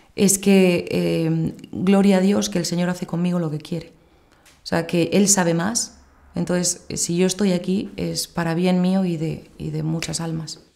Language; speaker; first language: Spanish; native; Spanish